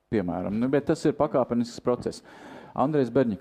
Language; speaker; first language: Latvian; native; Latvian